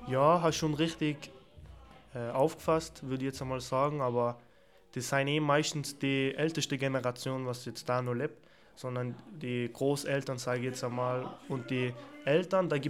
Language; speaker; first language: German; early bilingual, other home language; Turkish